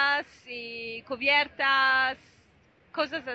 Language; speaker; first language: Spanish; non-native, fluent; Italian